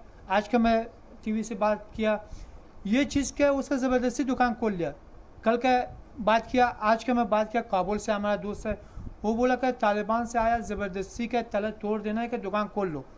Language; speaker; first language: Hindi; non-native, learner; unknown